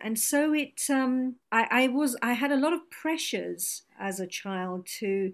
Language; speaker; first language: English; non-native, local second language; Gujarati